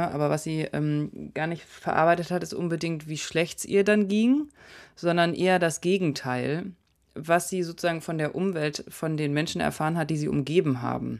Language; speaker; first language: German; native; German